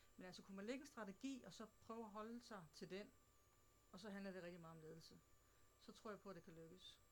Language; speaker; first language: Danish; native; Danish